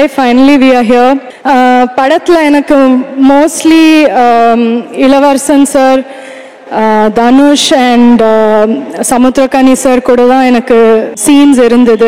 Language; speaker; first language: Tamil; non-native, fluent; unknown